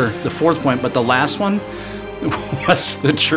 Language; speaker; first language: English; native; English